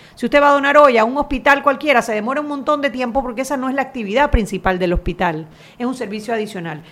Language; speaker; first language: Spanish; native; Spanish